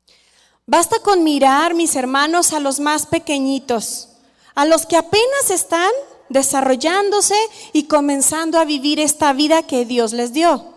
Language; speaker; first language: Spanish; native; Spanish